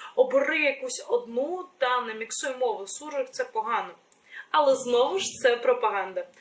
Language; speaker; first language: Ukrainian; non-native, local second language; Russian